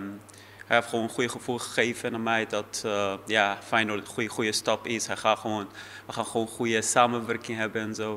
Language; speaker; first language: Dutch; non-native, fluent; Persian